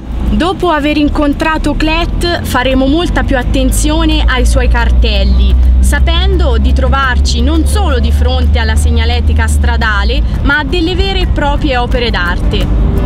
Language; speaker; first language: Italian; native; Italian